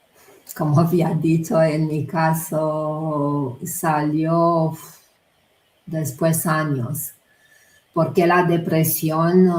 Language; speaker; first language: Spanish; non-native, fluent; Romanian